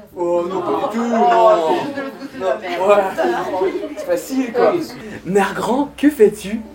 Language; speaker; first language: French; native; French